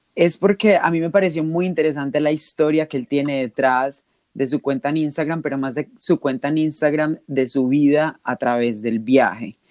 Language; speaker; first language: Spanish; native; Spanish